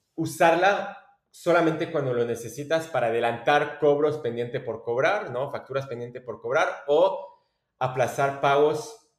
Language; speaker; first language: Spanish; non-native, fluent; French